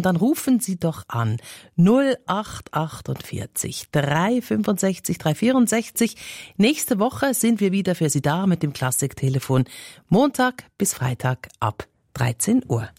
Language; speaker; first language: German; native; German